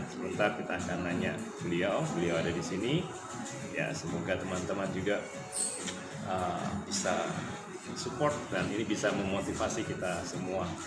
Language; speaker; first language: Indonesian; non-native, local second language; Javanese